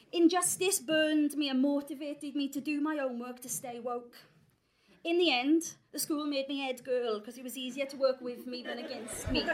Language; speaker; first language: English; native; English